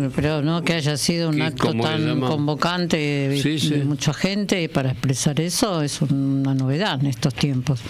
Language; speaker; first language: Spanish; native; Spanish